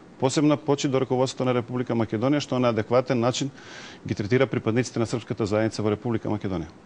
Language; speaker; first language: Macedonian; non-native, local second language; Serbian